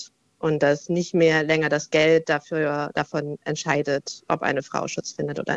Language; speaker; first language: German; native; German